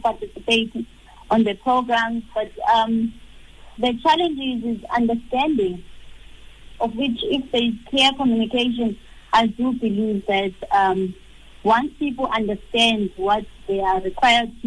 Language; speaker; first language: English; non-native, local second language; Xhosa